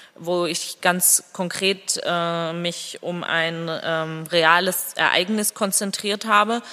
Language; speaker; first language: German; non-native, fluent; Georgian